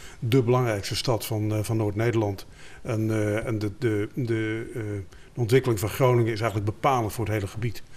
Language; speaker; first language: Dutch; native; Dutch